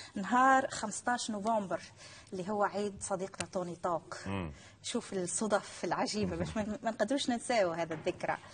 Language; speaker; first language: Arabic; native; Arabic